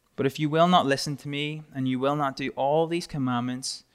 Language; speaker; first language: English; native; English